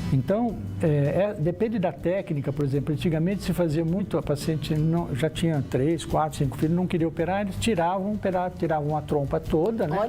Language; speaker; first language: Portuguese; native; Portuguese